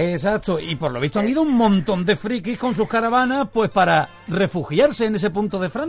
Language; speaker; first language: Spanish; native; Spanish